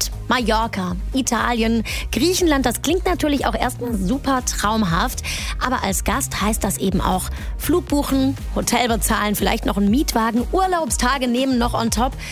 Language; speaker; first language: German; native; German